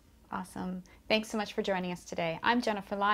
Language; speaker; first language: English; native; English